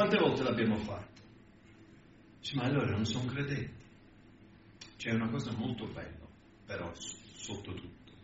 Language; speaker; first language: Italian; non-native, fluent; English